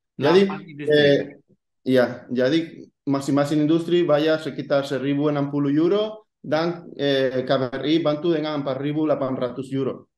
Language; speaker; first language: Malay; non-native, fluent; Spanish